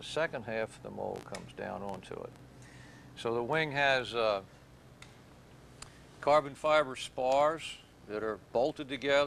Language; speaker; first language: English; native; English